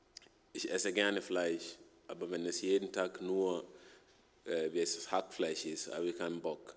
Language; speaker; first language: German; non-native, fluent; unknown